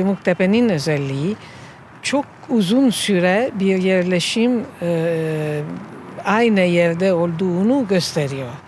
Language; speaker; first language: Turkish; non-native, fluent; Italian